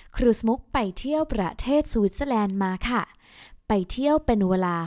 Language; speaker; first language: Thai; native; Thai